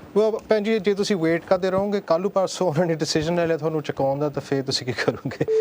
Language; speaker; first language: Punjabi; early bilingual, heritage; Punjabi